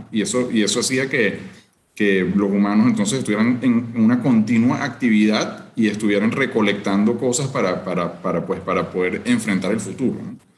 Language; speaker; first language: Spanish; native; Spanish